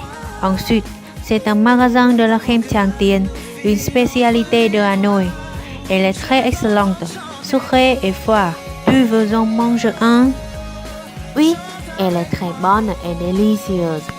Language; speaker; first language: French; non-native, learner; Vietnamese